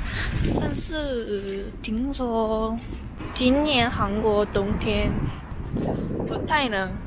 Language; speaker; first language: Chinese; non-native, learner; Korean